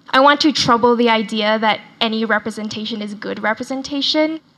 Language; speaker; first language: English; early bilingual, other home language; Chinese